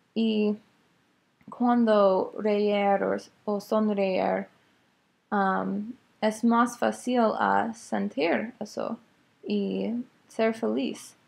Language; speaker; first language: Spanish; non-native, learner; English